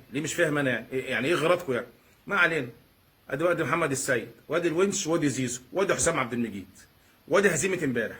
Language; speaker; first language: Arabic; native; Arabic